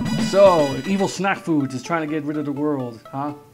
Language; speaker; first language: English; native; English